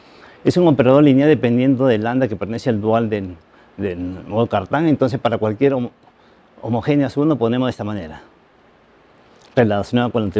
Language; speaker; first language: Spanish; native; Spanish